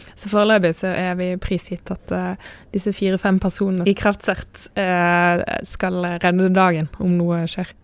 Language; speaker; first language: Norwegian; native; Norwegian